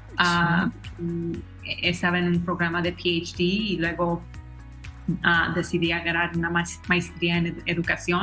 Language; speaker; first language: Spanish; early bilingual, heritage; Spanish